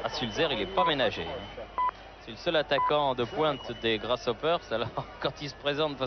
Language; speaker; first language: French; native; French